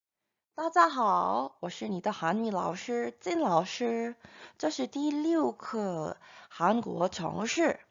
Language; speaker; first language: Chinese; non-native, fluent; Korean